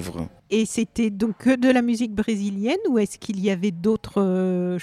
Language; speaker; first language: French; native; French